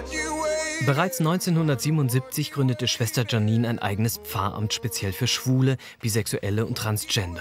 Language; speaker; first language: German; native; German